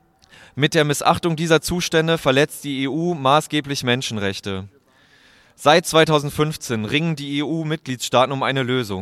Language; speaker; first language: German; native; German